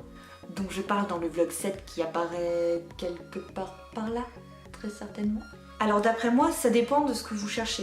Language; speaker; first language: French; native; French